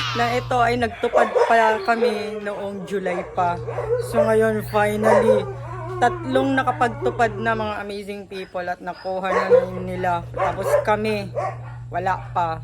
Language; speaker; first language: Filipino; non-native, local second language; Iloko